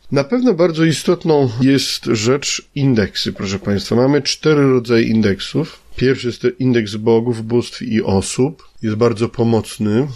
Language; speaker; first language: Polish; native; Polish